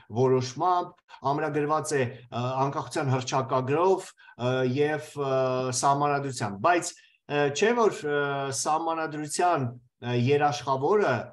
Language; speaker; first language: Armenian; native; Armenian